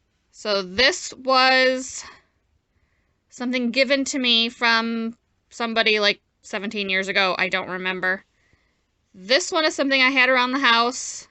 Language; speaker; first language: English; native; English